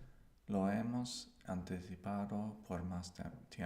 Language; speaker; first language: Spanish; non-native, learner; English